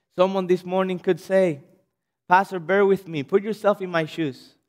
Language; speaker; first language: English; non-native, fluent; Spanish